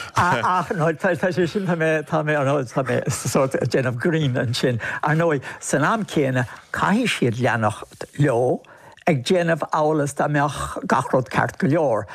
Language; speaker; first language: Irish; native; Irish